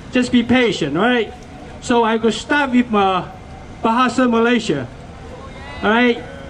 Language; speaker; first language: English; non-native, local second language; Chinese